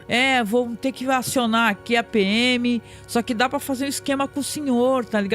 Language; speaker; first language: Portuguese; native; Portuguese